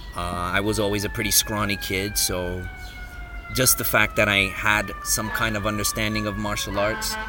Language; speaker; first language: English; native; English